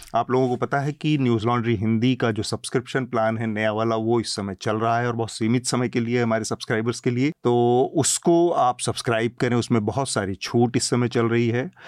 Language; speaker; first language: Hindi; native; Hindi